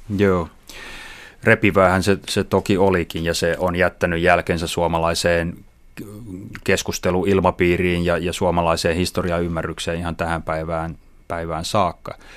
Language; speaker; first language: Finnish; native; Finnish